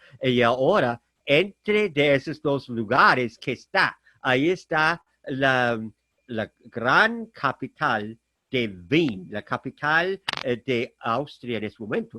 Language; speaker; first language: Spanish; non-native, fluent; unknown